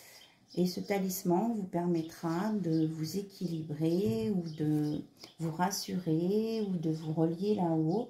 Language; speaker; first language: French; native; French